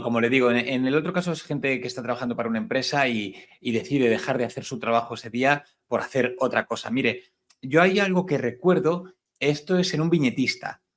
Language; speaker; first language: Spanish; native; Spanish